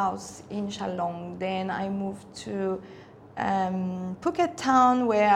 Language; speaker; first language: English; non-native, fluent; Spanish